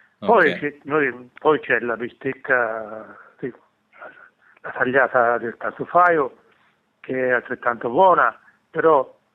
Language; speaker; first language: Italian; native; Italian